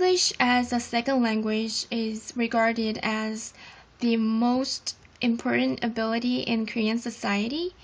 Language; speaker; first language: English; non-native, fluent; Korean